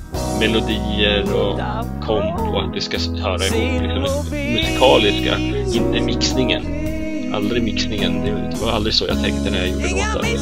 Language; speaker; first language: Swedish; native; Swedish